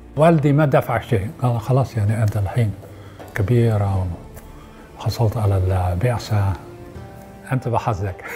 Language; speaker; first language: Arabic; non-native, fluent; Dutch